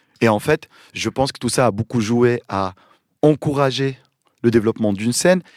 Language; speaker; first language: French; non-native, local second language; Arabic